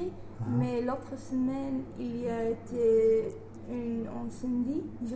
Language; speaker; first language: French; non-native, learner; English